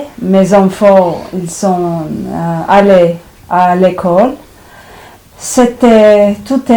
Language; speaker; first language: French; non-native, learner; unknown